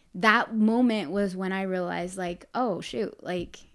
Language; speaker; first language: English; native; English